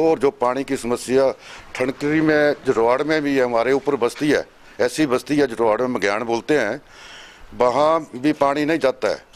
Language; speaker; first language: Hindi; native; Hindi